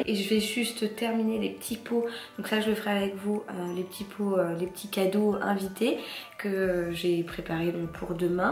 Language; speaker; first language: French; native; French